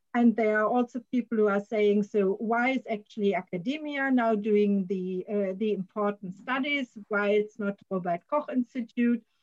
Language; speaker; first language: English; non-native, fluent; German